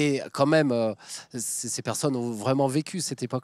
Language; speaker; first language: French; native; French